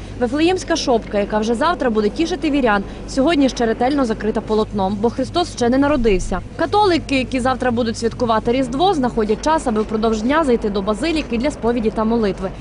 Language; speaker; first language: Ukrainian; native; Ukrainian